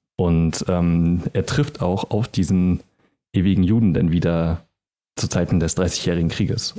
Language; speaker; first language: German; native; German